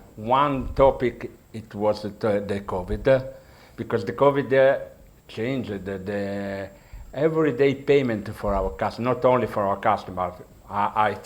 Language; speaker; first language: English; non-native, learner; Italian